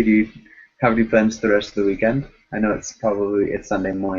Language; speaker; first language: English; native; English